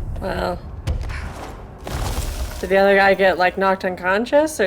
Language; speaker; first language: English; native; English